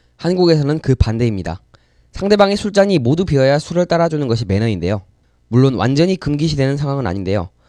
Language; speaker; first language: Korean; native; Korean